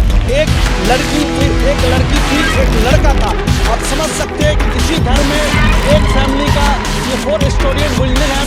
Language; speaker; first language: Hindi; native; Hindi